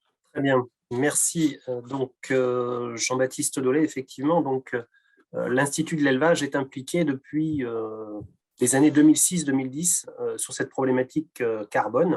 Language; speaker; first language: French; native; French